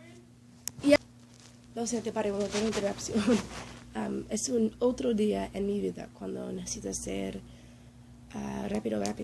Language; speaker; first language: Spanish; non-native, learner; English